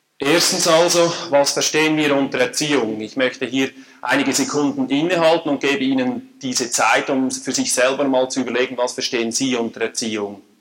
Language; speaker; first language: German; native; German